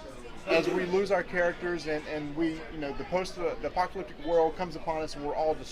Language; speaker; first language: English; native; English